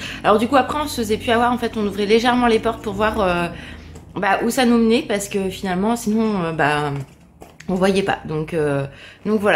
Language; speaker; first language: French; native; French